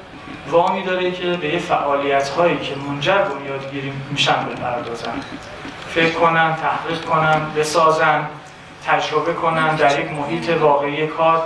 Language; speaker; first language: Persian; native; Persian